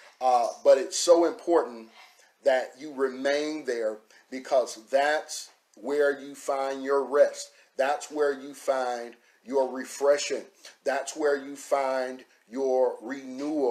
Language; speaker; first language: English; native; English